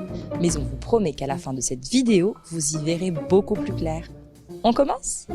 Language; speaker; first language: French; native; French